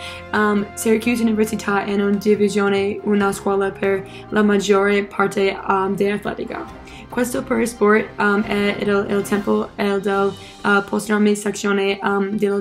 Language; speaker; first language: Italian; non-native, learner; English